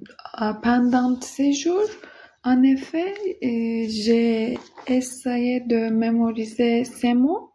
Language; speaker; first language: French; non-native, learner; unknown